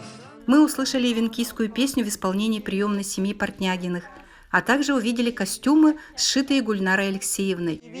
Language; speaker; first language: Russian; native; Russian